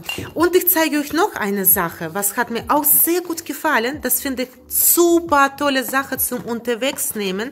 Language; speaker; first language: German; non-native, learner; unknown